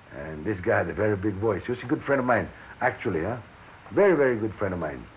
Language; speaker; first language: English; non-native, local second language; Filipino